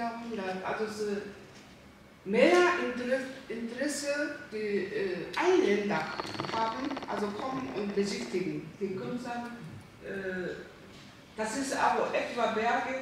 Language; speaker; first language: German; non-native, learner; Korean